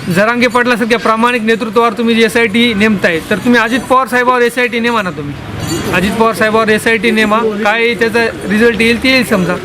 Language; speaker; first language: Marathi; native; Marathi